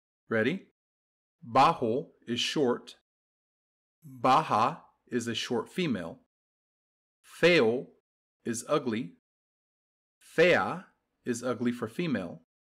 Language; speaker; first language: English; native; English